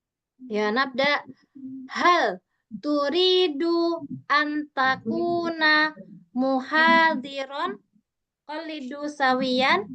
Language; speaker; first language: Arabic; non-native, fluent; Indonesian